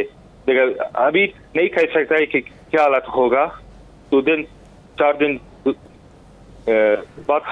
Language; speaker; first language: Hindi; non-native, learner; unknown